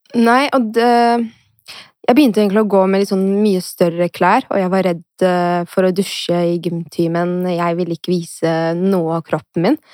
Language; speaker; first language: Norwegian; early bilingual, other home language; Arabic